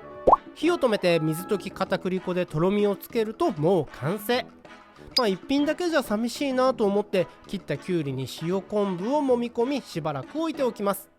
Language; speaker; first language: Japanese; native; Japanese